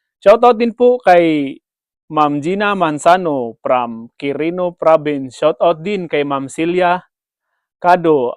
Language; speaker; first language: Filipino; non-native, local second language; Cebuano